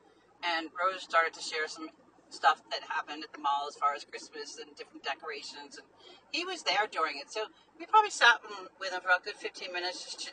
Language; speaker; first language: English; native; English